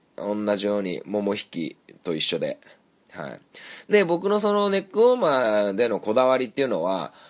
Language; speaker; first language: Japanese; native; Japanese